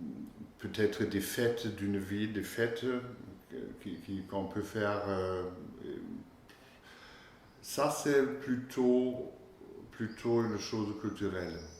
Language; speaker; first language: French; non-native, fluent; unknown